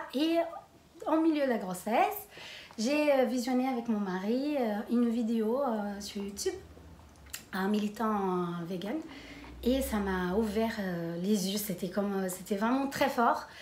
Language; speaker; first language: French; non-native, fluent; Portuguese